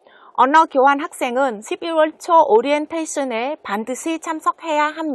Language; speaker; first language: Korean; non-native, fluent; Vietnamese